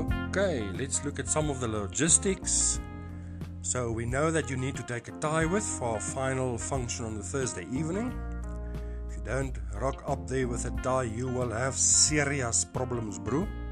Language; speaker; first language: English; non-native, local second language; Afrikaans